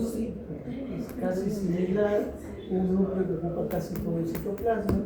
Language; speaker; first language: Spanish; native; Spanish